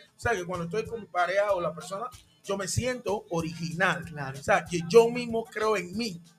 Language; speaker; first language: Spanish; non-native, local second language; English